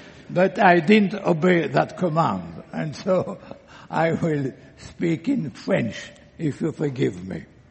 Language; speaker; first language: English; non-native, learner; French